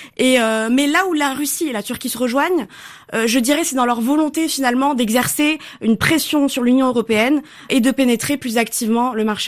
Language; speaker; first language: French; native; French